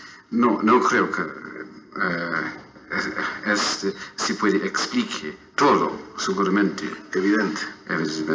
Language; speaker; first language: Spanish; non-native, fluent; English